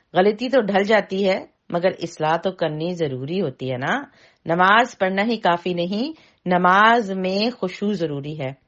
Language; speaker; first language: Urdu; native; Urdu